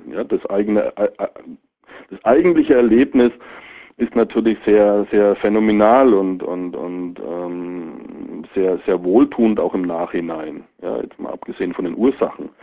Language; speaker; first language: German; native; German